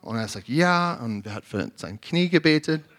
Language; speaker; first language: German; non-native, learner; English